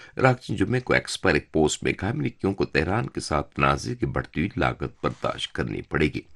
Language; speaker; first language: Urdu; non-native, fluent; Turkish